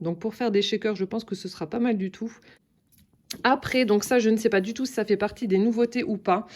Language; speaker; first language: French; native; French